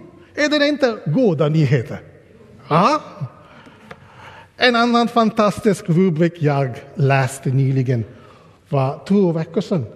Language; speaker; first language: Swedish; non-native, fluent; English